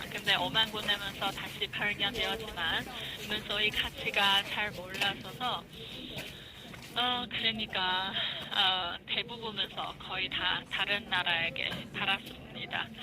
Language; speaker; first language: Korean; non-native, fluent; Chinese